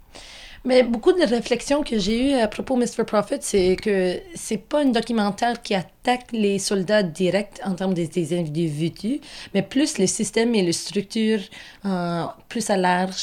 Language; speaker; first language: French; non-native, local second language; English